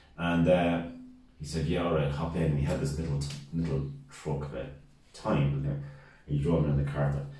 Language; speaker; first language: English; native; English